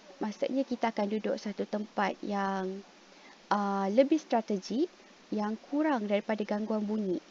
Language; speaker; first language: Malay; native; Malay